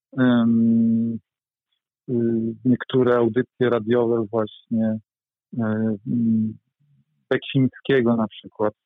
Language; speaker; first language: Polish; native; Polish